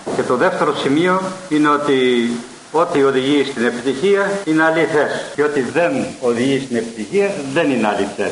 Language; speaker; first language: Greek; early bilingual, heritage; Greek